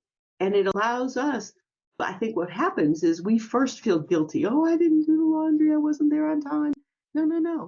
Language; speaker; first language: English; native; English